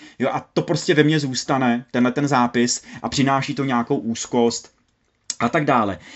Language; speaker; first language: Czech; native; Czech